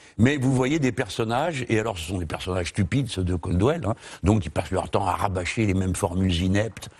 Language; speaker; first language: French; native; French